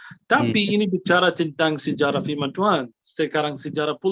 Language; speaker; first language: Indonesian; non-native, fluent; Arabic